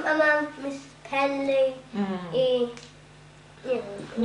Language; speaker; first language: Polish; early bilingual, other home language; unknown